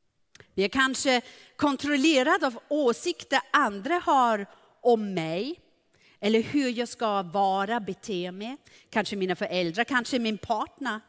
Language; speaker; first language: Swedish; non-native, fluent; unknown